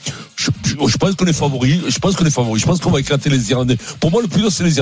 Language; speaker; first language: French; native; French